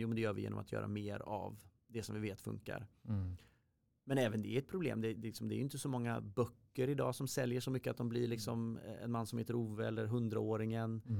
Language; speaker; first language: Swedish; native; Swedish